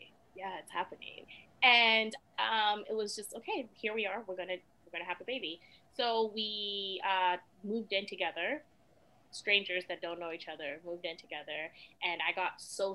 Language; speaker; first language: English; early bilingual, other home language; Krio